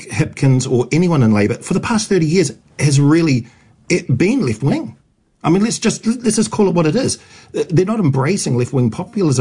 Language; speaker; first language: English; native; English